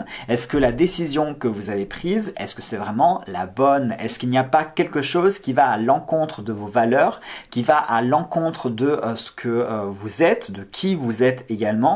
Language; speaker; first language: French; native; French